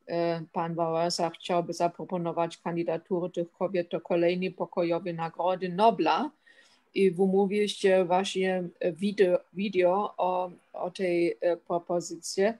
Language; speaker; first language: Polish; non-native, fluent; German